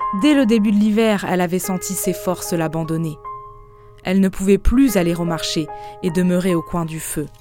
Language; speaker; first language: French; native; French